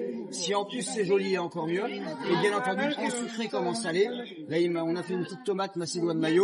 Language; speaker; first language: French; native; French